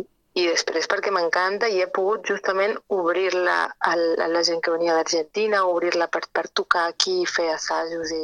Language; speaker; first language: Catalan; early bilingual, other home language; Spanish